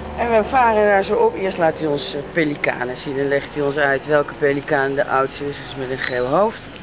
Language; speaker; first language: Dutch; native; Dutch